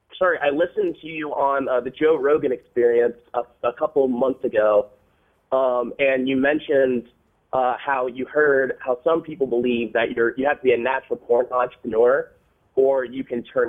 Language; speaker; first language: English; native; English